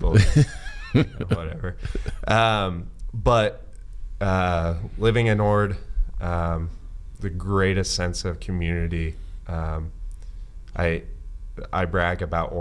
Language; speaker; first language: English; native; English